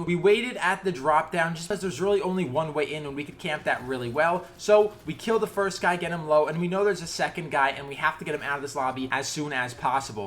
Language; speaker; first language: English; native; English